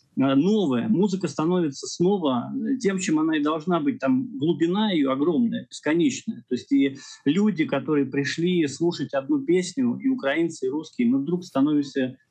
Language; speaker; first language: Russian; native; Russian